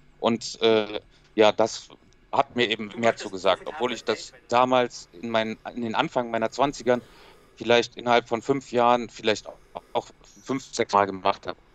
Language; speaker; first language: German; native; German